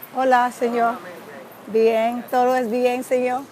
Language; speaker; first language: Spanish; non-native, learner; English